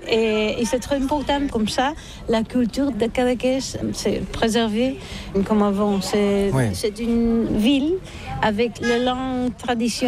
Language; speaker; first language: French; non-native, learner; Catalan